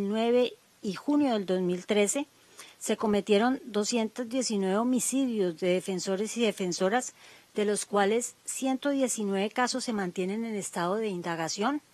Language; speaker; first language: Spanish; native; Spanish